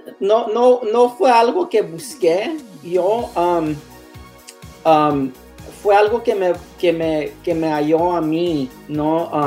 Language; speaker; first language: Spanish; non-native, learner; English